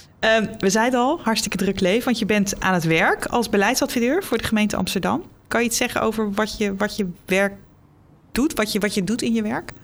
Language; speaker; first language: Dutch; native; Dutch